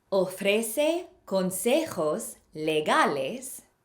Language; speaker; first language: Spanish; non-native, fluent; English